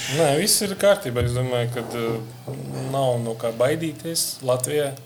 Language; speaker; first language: Latvian; non-native, local second language; Russian